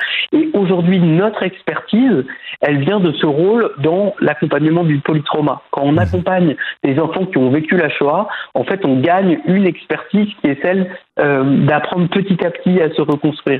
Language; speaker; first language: French; native; French